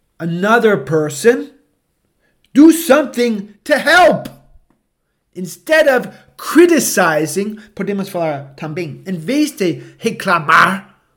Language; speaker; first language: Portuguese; non-native, fluent; English